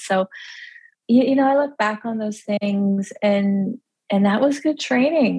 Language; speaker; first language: English; early bilingual, other home language; Pennsylvania German